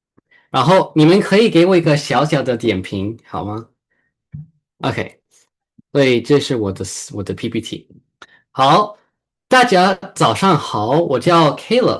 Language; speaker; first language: Chinese; early bilingual, heritage; Chinese